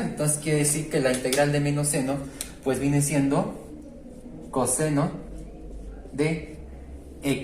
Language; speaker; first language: Spanish; native; Spanish